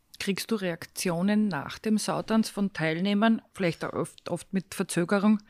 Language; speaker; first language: German; native; German